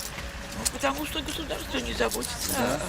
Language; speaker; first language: Russian; native; Russian